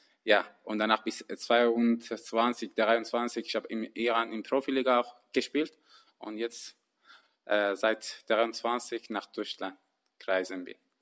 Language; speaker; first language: German; non-native, learner; Persian